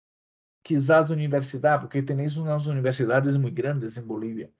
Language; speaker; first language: Spanish; non-native, fluent; Portuguese